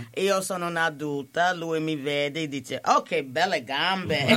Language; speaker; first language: Italian; non-native, learner; English